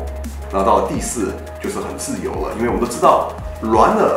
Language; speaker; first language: Chinese; native; Chinese